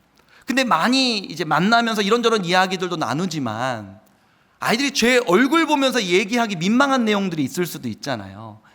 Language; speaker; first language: Korean; native; Korean